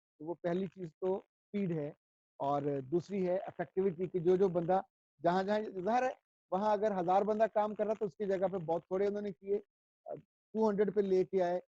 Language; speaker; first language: Urdu; non-native, local second language; Punjabi